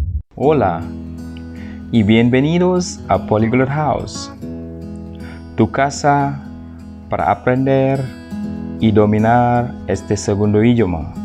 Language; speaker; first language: Spanish; non-native, fluent; Wolof